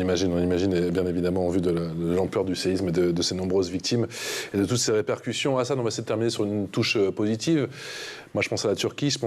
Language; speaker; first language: French; native; French